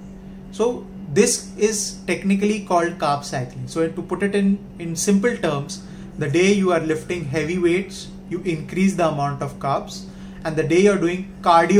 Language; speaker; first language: English; non-native, local second language; Hindi